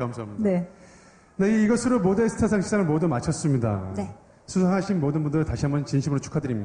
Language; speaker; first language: Korean; native; Korean